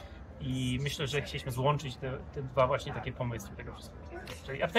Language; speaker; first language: Polish; early bilingual, heritage; English